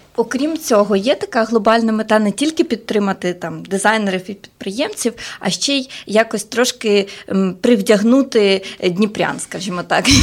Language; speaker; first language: Ukrainian; native; Ukrainian